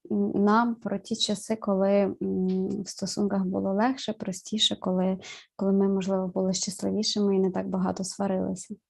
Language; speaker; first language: Ukrainian; native; Ukrainian